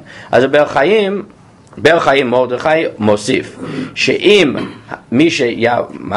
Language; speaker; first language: Hebrew; non-native, fluent; English